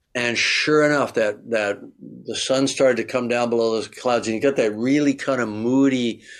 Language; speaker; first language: English; native; English